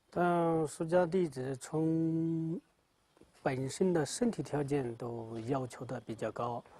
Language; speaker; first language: Chinese; native; Chinese